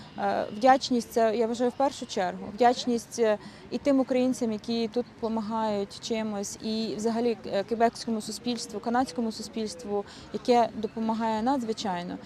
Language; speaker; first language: Ukrainian; native; Ukrainian